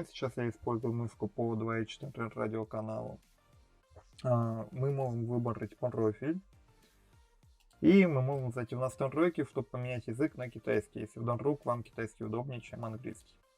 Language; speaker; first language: Russian; native; Russian